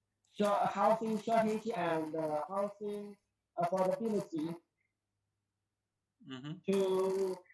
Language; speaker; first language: English; non-native, learner; Chinese